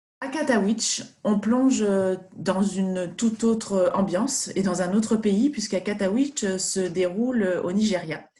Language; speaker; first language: French; native; French